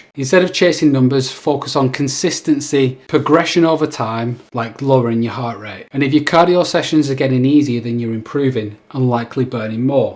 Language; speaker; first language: English; native; English